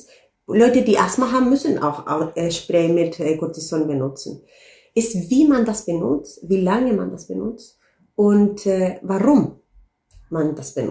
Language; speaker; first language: German; non-native, fluent; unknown